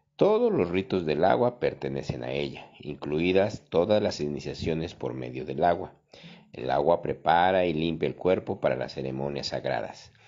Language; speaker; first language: Spanish; native; Spanish